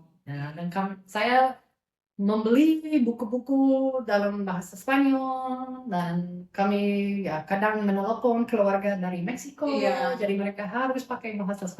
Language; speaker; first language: Indonesian; non-native, fluent; English